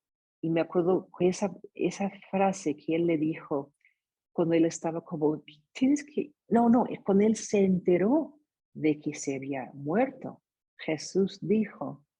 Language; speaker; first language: Spanish; non-native, fluent; English